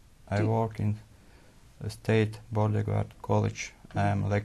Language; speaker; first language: English; non-native, learner; Latvian